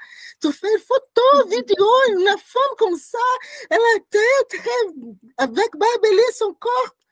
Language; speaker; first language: French; non-native, learner; Portuguese